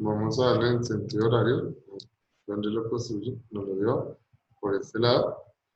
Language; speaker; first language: Spanish; native; Spanish